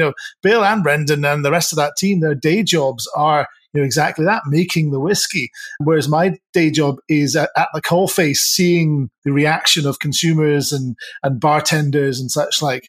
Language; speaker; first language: English; native; English